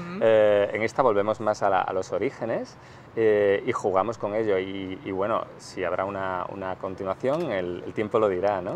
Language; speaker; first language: Spanish; native; Spanish